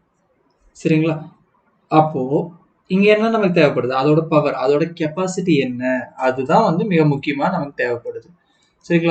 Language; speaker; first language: Tamil; native; Tamil